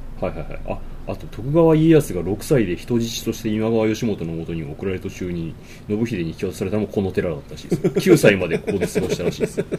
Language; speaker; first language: Japanese; native; Japanese